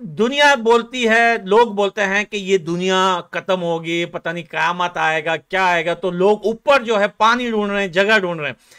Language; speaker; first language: Hindi; non-native, fluent; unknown